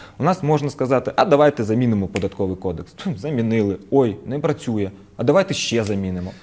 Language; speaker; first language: Ukrainian; non-native, local second language; Russian